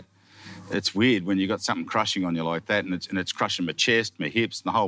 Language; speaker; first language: English; native; English